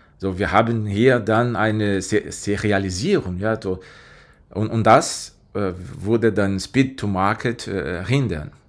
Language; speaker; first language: German; non-native, fluent; Portuguese